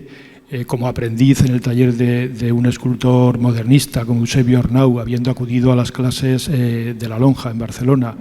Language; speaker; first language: Spanish; native; Spanish